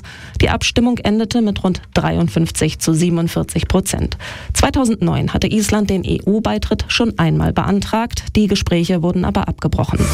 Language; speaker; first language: German; native; German